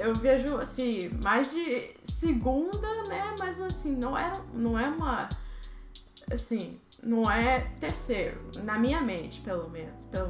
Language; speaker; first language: Portuguese; early bilingual, heritage; Portuguese